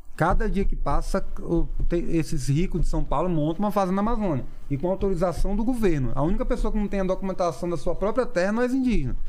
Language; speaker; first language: Portuguese; non-native, local second language; Kayapó